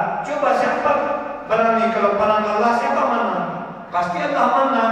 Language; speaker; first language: Indonesian; non-native, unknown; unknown